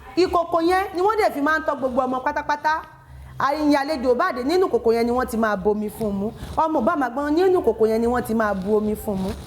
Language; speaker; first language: Yoruba; native; Yoruba